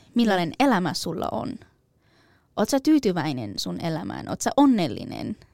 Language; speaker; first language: Finnish; non-native, fluent; Persian